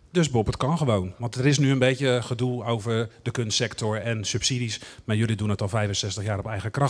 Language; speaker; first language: Dutch; native; Dutch